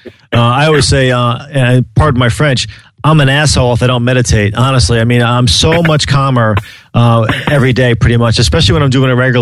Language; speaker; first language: English; native; English